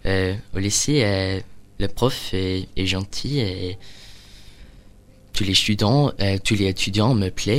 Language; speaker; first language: French; non-native, learner; English